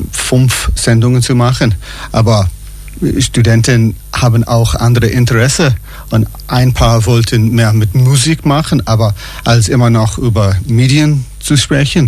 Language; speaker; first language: German; non-native, fluent; English